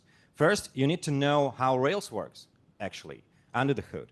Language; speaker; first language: English; non-native, fluent; Russian